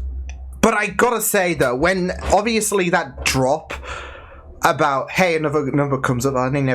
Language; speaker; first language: English; native; English